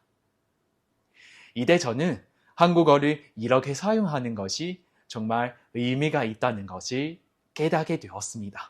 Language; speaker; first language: Korean; non-native, fluent; Chinese